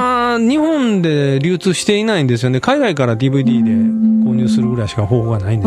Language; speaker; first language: Japanese; native; Japanese